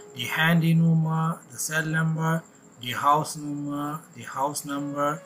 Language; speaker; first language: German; non-native, fluent; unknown